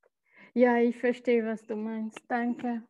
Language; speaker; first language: German; non-native, fluent; Spanish